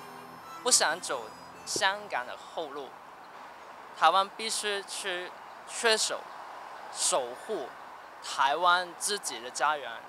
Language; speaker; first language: Chinese; non-native, local second language; Cantonese